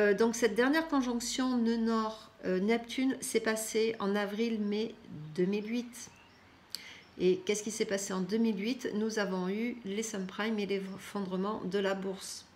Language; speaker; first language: French; non-native, fluent; Persian